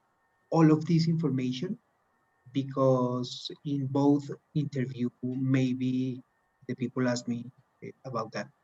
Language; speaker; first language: English; non-native, learner; Spanish